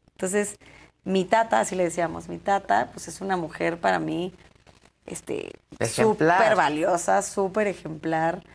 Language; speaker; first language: Spanish; native; Spanish